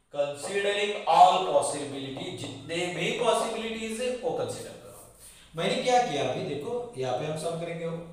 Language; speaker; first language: Hindi; non-native, local second language; Marathi